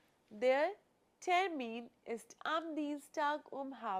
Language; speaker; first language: German; non-native, fluent; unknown